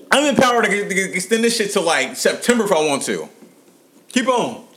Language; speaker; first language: English; native; English